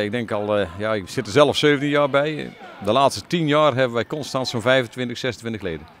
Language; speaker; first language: Dutch; native; Dutch